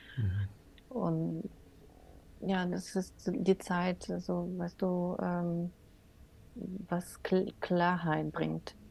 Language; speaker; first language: German; non-native, learner; Russian